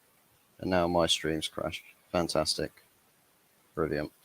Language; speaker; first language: English; native; English